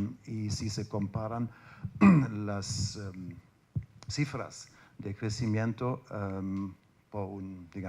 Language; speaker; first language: Spanish; non-native, fluent; German